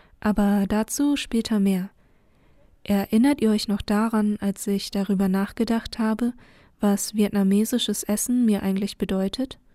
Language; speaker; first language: German; early bilingual, other home language; Vietnamese